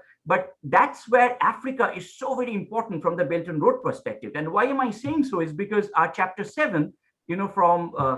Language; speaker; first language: English; non-native, local second language; Bangla